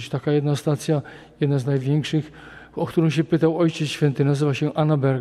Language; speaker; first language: Polish; native; Polish